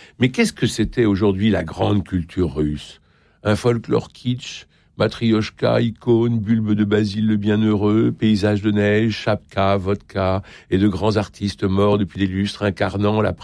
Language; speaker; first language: French; native; French